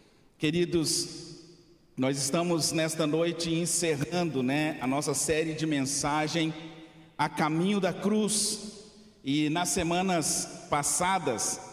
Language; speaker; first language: Portuguese; native; Portuguese